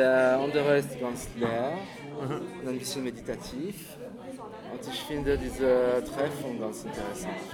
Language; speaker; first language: German; non-native, learner; French